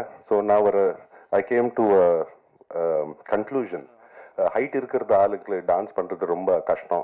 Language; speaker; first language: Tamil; non-native, local second language; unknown